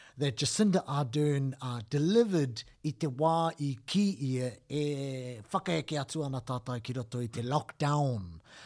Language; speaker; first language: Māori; non-native, local second language; English